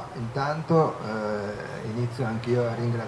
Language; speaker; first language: Italian; native; Italian